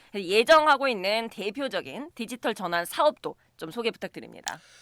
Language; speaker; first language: Korean; native; Korean